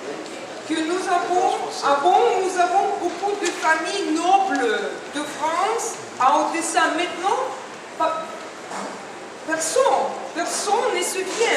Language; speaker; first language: French; non-native, learner; Russian